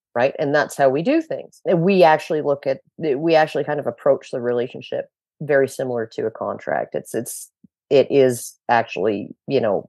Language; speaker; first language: English; native; English